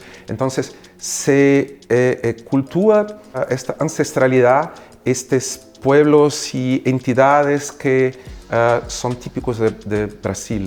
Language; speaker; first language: Spanish; non-native, fluent; Portuguese